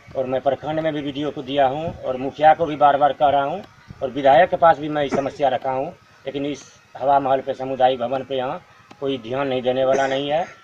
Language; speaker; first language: Hindi; native; Hindi